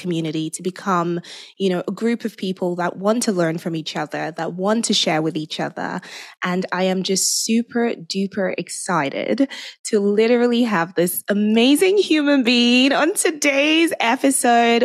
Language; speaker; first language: English; non-native, local second language; Yoruba